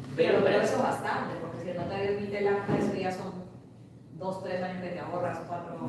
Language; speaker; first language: Spanish; native; Spanish